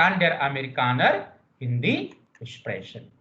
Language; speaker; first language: German; non-native, learner; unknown